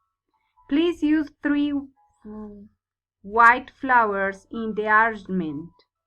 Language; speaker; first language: English; non-native, fluent; Spanish